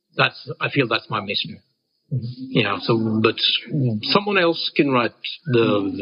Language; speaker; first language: English; non-native, fluent; Norwegian